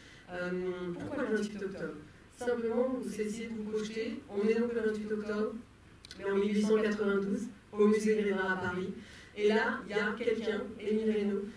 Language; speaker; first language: French; native; French